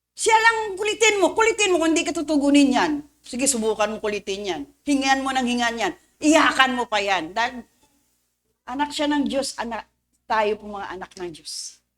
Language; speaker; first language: Filipino; non-native, local second language; Cebuano